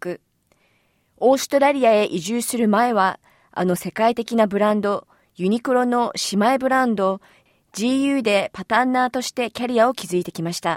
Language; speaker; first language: Japanese; native; Japanese